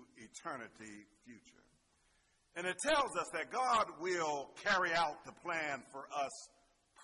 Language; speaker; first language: English; native; English